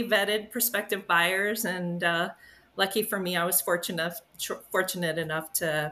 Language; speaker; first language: English; native; English